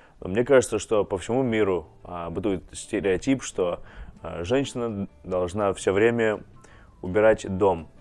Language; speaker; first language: Russian; non-native, fluent; English